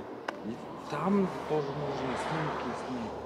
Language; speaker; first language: Russian; non-native, local second language; Kyrgyz